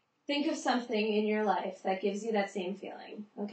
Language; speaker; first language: English; native; English